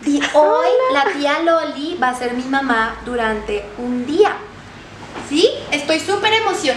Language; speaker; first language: Spanish; native; Spanish